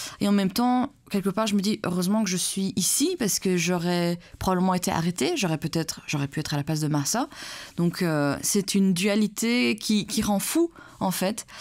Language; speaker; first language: French; early bilingual, other home language; Persian